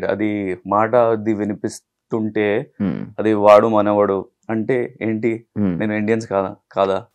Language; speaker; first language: Telugu; non-native, learner; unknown